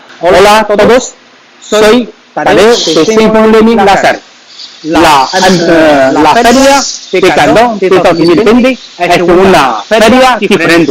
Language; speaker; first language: Spanish; non-native, learner; Chinese